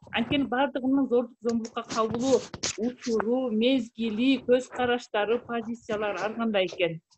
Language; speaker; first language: Kyrgyz; native; Kyrgyz